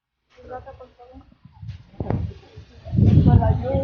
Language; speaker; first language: Spanish; non-native, learner; Haitian Creole